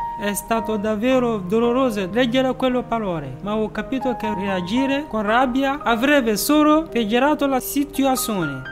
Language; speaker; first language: Italian; non-native, fluent; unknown